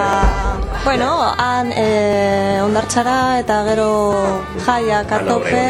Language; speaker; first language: Basque; non-native, local second language; Spanish